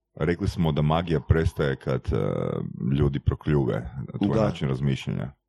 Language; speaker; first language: Croatian; native; Croatian